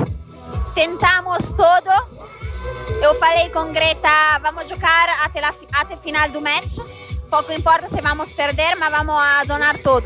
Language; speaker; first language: Portuguese; non-native, learner; Italian